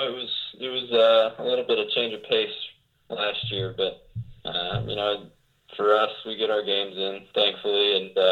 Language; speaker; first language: English; native; English